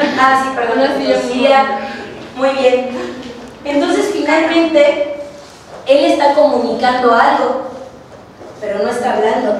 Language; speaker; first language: Spanish; native; Spanish